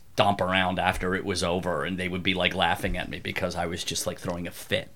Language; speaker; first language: English; native; English